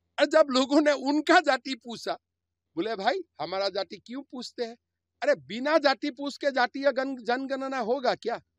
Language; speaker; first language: Hindi; non-native, local second language; Assamese